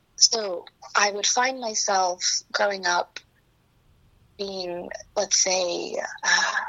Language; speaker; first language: English; early bilingual, other home language; Chinese